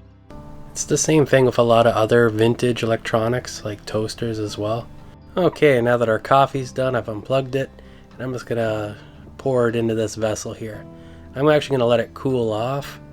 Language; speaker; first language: English; native; English